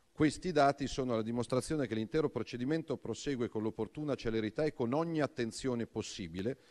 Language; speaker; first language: Italian; native; Italian